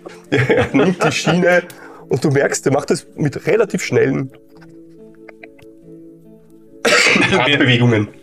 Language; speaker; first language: German; native; German